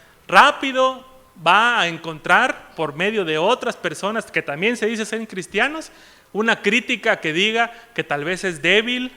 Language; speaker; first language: Spanish; native; Spanish